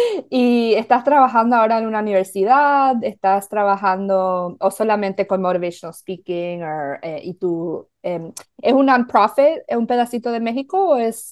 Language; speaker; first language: Spanish; early bilingual, heritage; Spanish